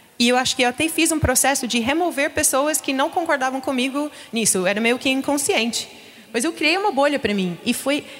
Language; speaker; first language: Portuguese; non-native, fluent; English